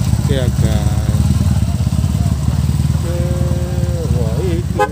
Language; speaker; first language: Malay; non-native, local second language; Javanese